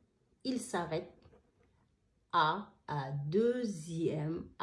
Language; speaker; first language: French; non-native, learner; Somali